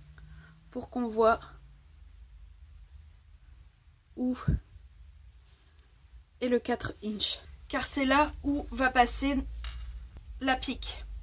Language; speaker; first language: French; native; French